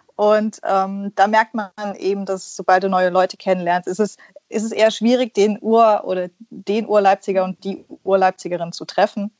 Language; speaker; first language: German; early bilingual, other home language; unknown